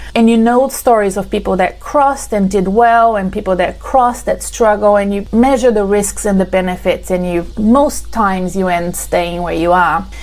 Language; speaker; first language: English; non-native, fluent; Portuguese